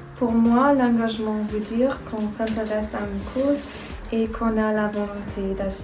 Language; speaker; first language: French; native; French